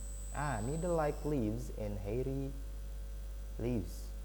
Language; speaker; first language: English; non-native, learner; Indonesian